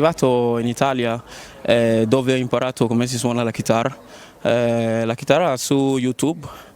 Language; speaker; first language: Italian; non-native, learner; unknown